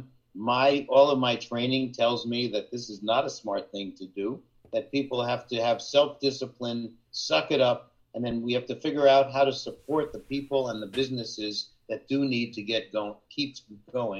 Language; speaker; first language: English; native; English